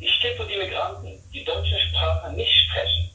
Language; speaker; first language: German; non-native, learner; Arabic